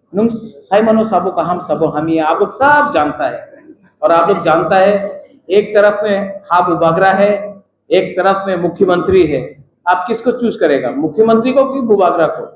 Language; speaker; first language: Hindi; non-native, local second language; Kok Borok